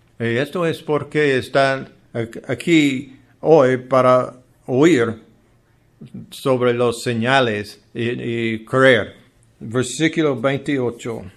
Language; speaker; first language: Spanish; non-native, learner; English